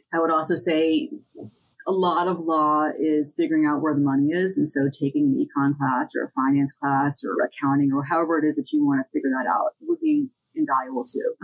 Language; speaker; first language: English; native; English